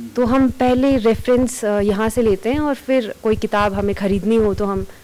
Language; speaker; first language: Hindi; native; Hindi